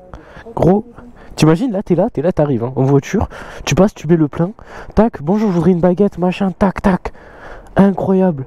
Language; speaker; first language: French; native; French